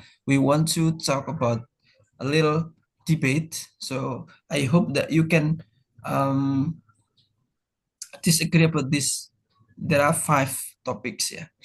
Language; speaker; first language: English; non-native, fluent; Indonesian